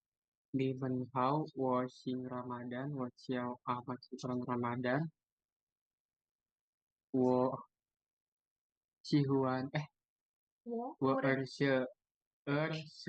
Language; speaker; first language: Chinese; non-native, learner; Indonesian